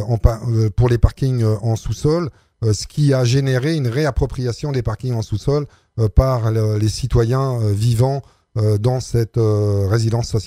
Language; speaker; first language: French; native; French